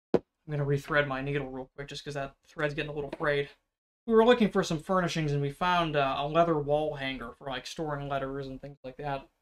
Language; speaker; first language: English; native; English